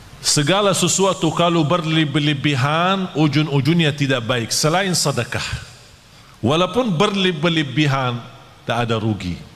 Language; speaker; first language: Malay; non-native, fluent; Arabic